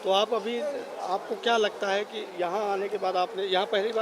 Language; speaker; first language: Hindi; native; Hindi